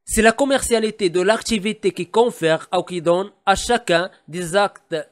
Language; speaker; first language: French; non-native, local second language; Arabic